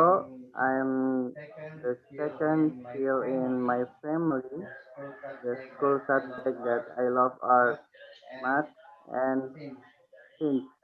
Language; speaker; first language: English; non-native, learner; Indonesian